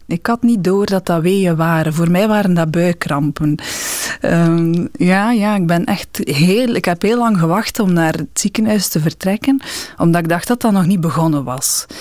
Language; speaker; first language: Dutch; native; Dutch